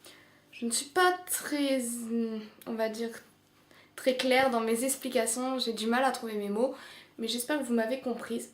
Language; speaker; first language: French; native; French